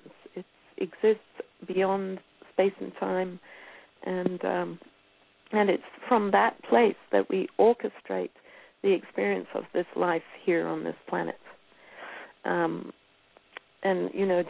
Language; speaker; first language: English; native; English